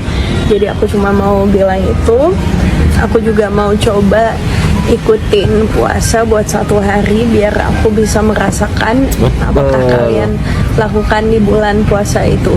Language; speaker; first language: Indonesian; non-native, fluent; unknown